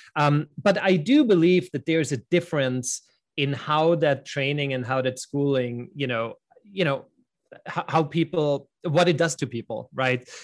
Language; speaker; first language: English; non-native, fluent; German